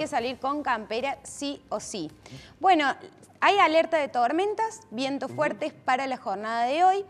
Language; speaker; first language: Spanish; native; Spanish